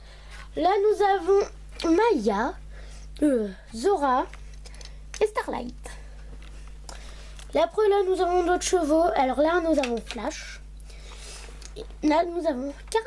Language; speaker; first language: French; native; French